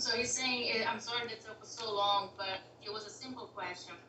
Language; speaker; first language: English; non-native, fluent; Portuguese